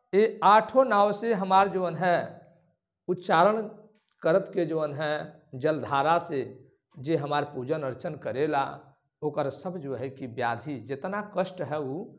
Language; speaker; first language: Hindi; native; Hindi